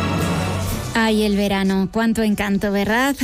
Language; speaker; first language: Spanish; native; Spanish